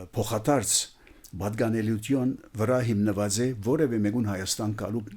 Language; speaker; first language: Armenian; early bilingual, heritage; Armenian